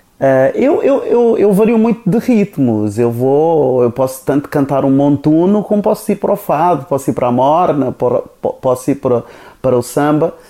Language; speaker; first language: Portuguese; non-native, local second language; Kabuverdianu